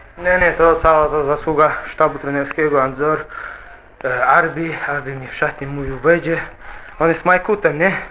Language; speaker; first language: Polish; non-native, fluent; Chechen